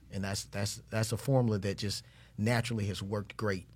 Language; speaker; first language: English; native; English